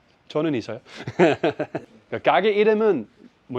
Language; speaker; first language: Korean; non-native, learner; Dutch